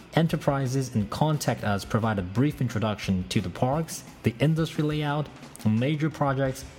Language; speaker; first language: English; non-native, fluent; Chinese